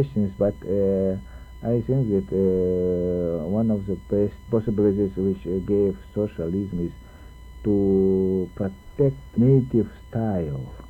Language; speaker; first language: English; non-native, learner; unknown